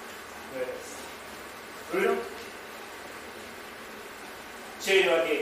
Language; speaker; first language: Spanish; non-native, learner; Japanese